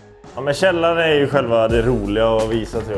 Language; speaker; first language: Swedish; native; Swedish